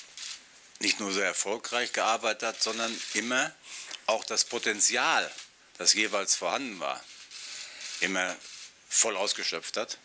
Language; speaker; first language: German; native; German